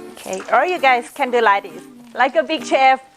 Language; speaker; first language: English; non-native, fluent; Thai